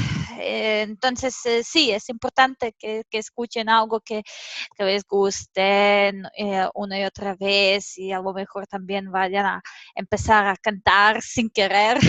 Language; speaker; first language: Spanish; non-native, fluent; Serbian